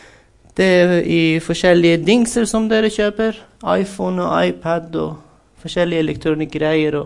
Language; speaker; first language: Norwegian; non-native, fluent; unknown